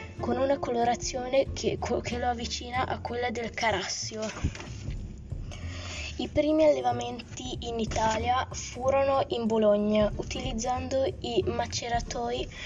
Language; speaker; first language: Italian; native; Italian